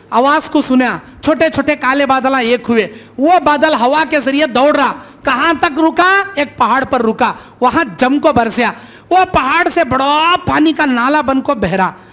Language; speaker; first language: Hindi; native; Hindi